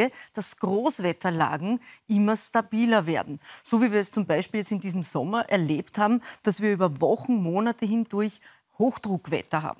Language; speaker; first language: German; native; German